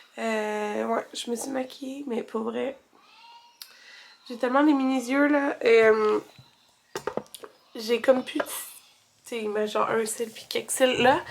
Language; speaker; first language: French; native; French